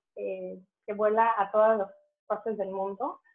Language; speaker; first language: Spanish; native; Spanish